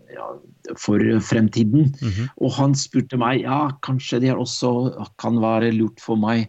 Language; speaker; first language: Norwegian; non-native, fluent; Russian